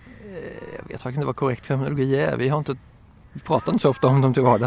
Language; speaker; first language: Swedish; native; Swedish